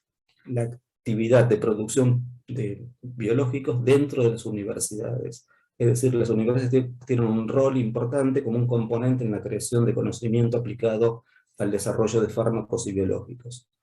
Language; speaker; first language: Spanish; native; Spanish